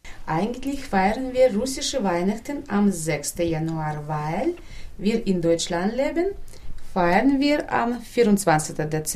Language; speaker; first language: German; non-native, fluent; Russian